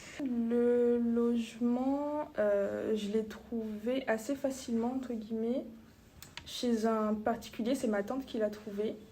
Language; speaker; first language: French; native; French